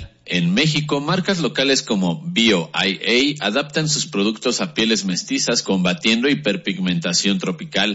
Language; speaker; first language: Spanish; native; Spanish